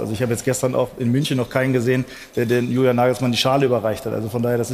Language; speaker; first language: German; native; German